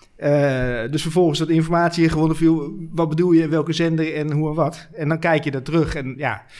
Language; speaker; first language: Dutch; native; Dutch